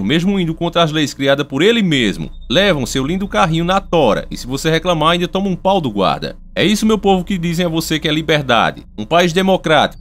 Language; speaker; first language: Portuguese; native; Portuguese